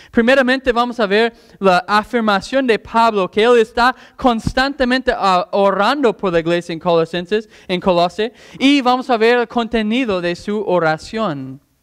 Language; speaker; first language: Spanish; non-native, fluent; English